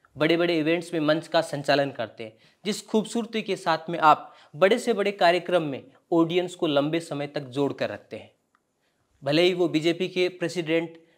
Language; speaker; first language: Hindi; native; Hindi